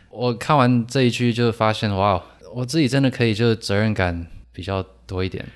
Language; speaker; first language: Chinese; early bilingual, heritage; Chinese